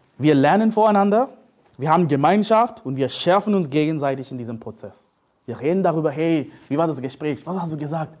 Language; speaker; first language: German; non-native, fluent; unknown